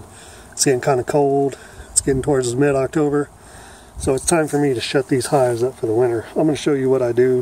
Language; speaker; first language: English; native; English